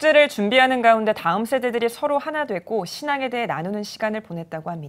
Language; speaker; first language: Korean; native; Korean